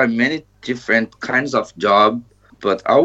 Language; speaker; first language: English; non-native, learner; Portuguese